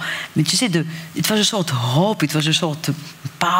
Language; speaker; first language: Dutch; non-native, fluent; French